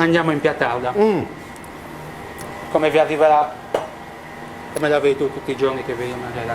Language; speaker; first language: Italian; native; Italian